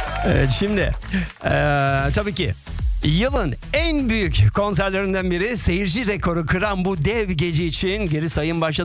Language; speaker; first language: Turkish; early bilingual, heritage; Turkish